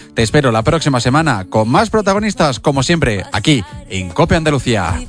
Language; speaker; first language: Spanish; native; Spanish